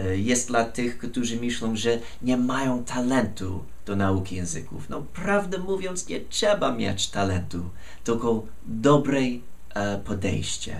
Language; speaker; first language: Polish; non-native, fluent; English